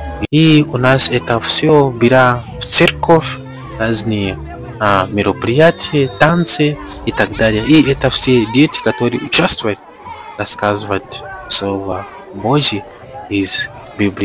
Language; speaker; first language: Russian; non-native, learner; Bemba